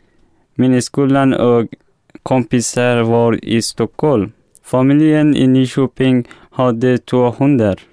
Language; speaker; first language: Swedish; non-native, learner; Persian